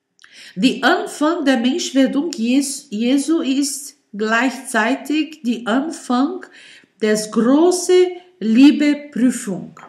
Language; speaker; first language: German; non-native, learner; Portuguese